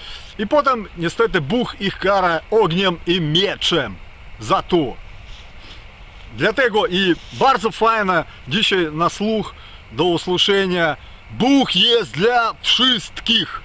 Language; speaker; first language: Polish; non-native, fluent; Ukrainian